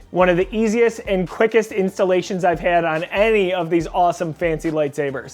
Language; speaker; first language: English; native; English